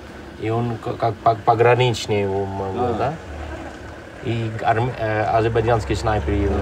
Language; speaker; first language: Russian; non-native, fluent; Dutch